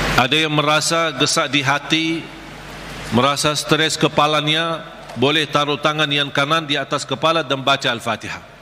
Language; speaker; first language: Malay; non-native, fluent; Arabic